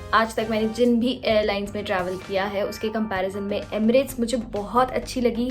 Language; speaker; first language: Hindi; native; Hindi